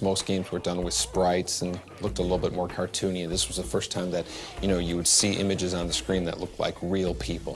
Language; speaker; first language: English; native; English